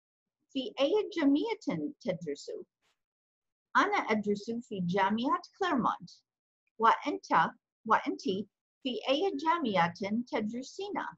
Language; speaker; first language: Arabic; non-native, fluent; English